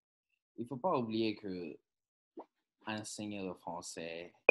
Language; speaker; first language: French; non-native, fluent; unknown